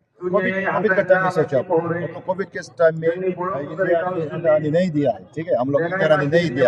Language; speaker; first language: Hindi; non-native, learner; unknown